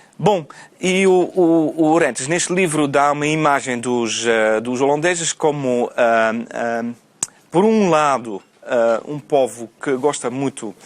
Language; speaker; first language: Portuguese; non-native, fluent; Dutch